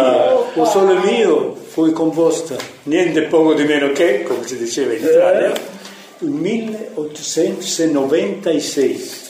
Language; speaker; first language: Italian; non-native, fluent; Portuguese